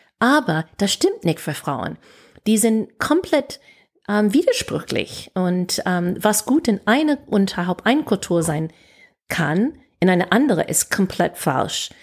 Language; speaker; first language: German; non-native, fluent; English